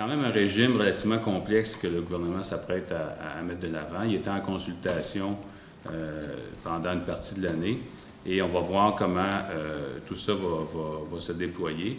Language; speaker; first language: French; native; French